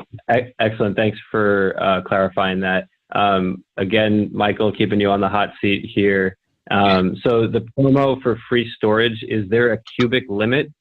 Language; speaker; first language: English; native; English